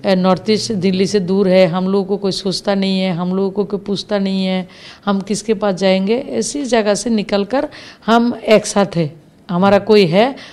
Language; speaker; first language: Hindi; non-native, local second language; Bangla